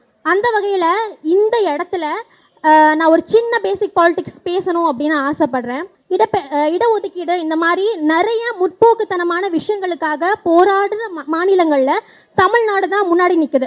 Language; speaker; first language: Tamil; native; Tamil